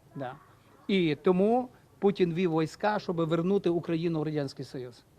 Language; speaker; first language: Ukrainian; native; Ukrainian